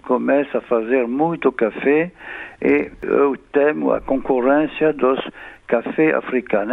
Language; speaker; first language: Portuguese; non-native, fluent; French